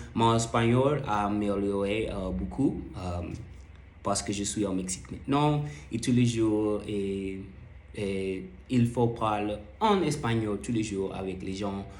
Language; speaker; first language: French; non-native, learner; English